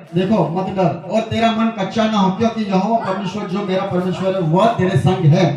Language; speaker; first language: Hindi; non-native, local second language; Gujarati